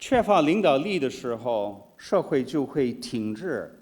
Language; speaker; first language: Chinese; non-native, fluent; English